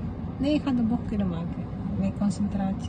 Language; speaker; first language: Dutch; non-native, fluent; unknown